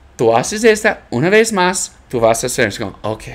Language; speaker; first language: Spanish; non-native, learner; English